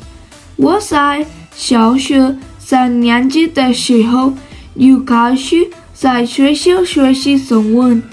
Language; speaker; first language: Chinese; non-native, learner; Spanish